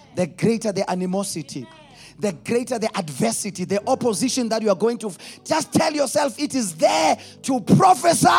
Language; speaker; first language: English; non-native, local second language; Zulu